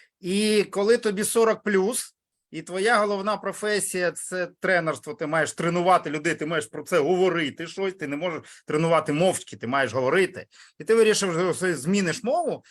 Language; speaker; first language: Ukrainian; non-native, local second language; Russian